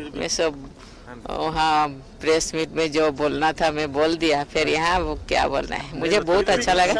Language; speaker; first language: Hindi; non-native, local second language; Santali